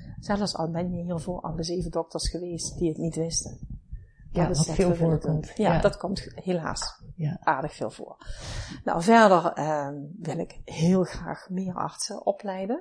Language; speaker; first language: Dutch; native; Dutch